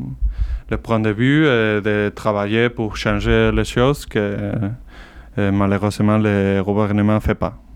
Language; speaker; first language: French; non-native, learner; Basque